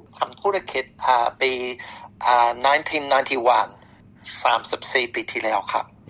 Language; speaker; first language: Thai; non-native, fluent; English